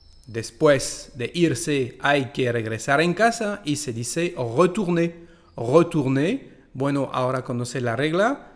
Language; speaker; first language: Spanish; non-native, fluent; French